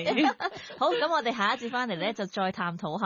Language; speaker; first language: Cantonese; native; Cantonese